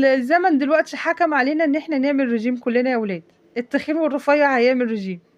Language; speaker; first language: Arabic; native; Arabic